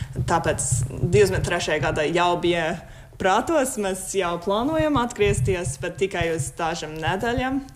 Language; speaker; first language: Latvian; non-native, fluent; English